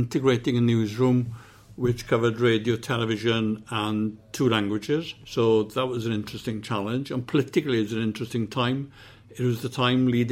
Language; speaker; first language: English; native; English